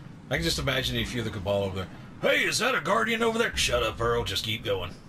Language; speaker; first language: English; native; English